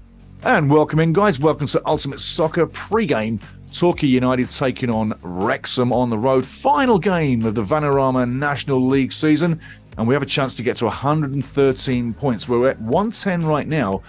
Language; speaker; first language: English; native; English